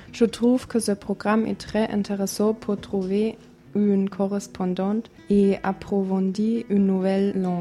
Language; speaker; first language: French; non-native, learner; German